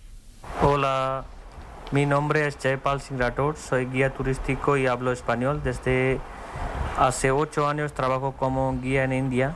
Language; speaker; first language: Spanish; non-native, fluent; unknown